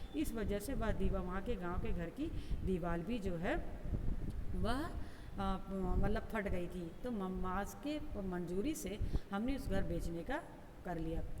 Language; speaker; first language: Hindi; non-native, local second language; Gujarati